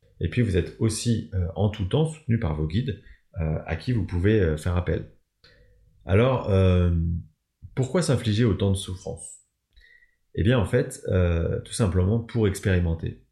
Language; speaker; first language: French; native; French